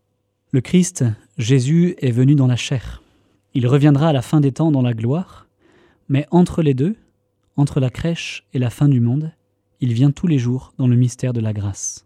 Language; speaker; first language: French; native; French